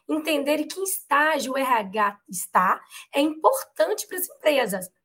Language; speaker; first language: Portuguese; native; Portuguese